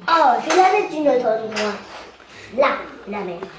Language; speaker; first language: French; native; French